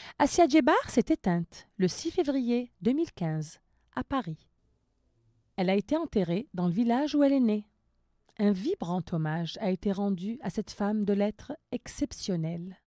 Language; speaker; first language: French; non-native, local second language; Arabic